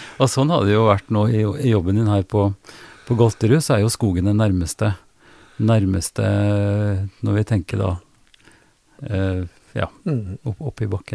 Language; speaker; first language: Norwegian; native; Norwegian